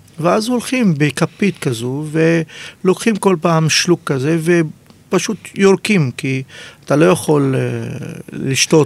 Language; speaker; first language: Hebrew; non-native, local second language; Arabic